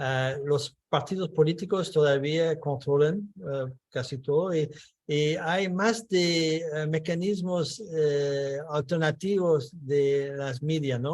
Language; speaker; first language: Spanish; non-native, fluent; English